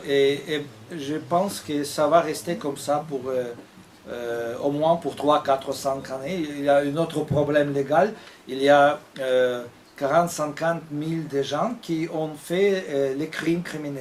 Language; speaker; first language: French; non-native, fluent; Russian